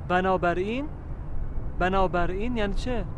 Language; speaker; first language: Persian; non-native, learner; Arabic